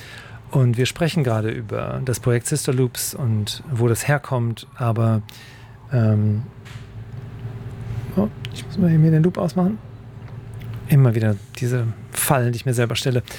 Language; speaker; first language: German; native; German